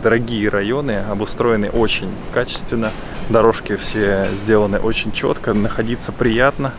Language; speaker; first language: Russian; native; Russian